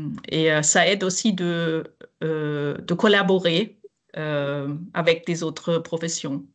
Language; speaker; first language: French; non-native, fluent; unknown